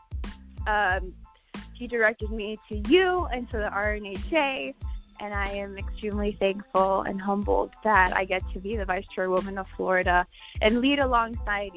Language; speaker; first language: English; native; English